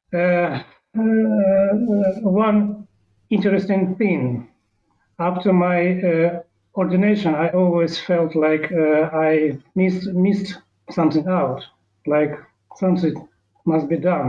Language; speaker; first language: English; non-native, learner; Ukrainian